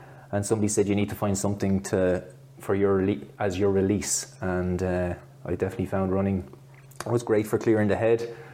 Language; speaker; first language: English; native; English